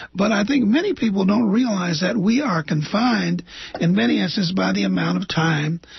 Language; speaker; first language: English; native; English